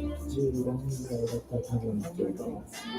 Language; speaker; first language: Japanese; native; Japanese